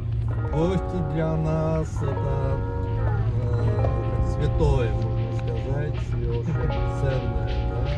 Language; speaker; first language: Russian; non-native, local second language; Georgian